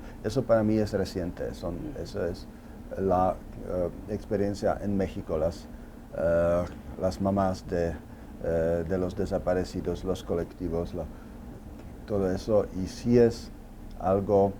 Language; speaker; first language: Spanish; non-native, fluent; Czech